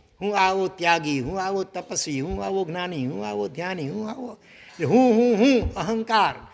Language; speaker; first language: Gujarati; native; Gujarati